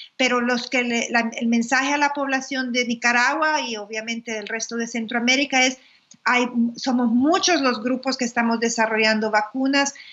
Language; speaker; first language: Spanish; native; Spanish